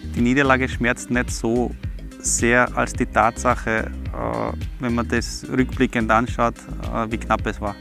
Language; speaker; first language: German; early bilingual, other home language; Bosnian